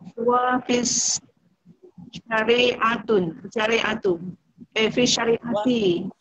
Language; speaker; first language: Arabic; non-native, learner; Malay